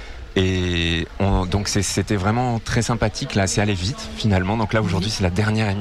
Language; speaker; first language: French; native; French